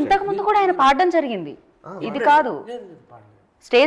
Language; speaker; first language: Telugu; native; Telugu